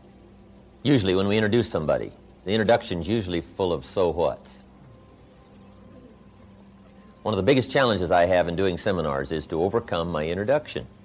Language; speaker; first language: English; native; English